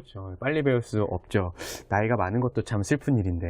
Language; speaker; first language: Korean; native; Korean